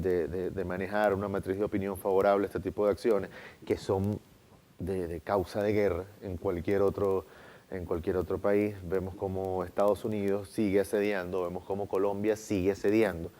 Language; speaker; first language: Spanish; native; Spanish